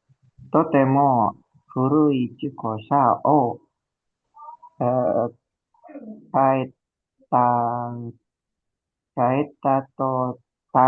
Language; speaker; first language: Japanese; non-native, learner; Indonesian